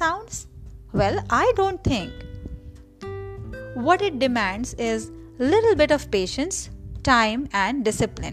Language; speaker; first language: English; non-native, local second language; Marathi